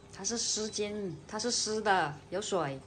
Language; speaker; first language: Chinese; native; Chinese